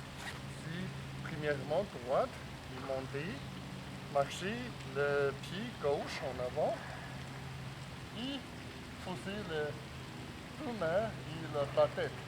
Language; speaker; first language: French; non-native, learner; Chinese